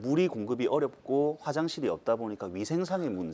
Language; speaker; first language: Korean; native; Korean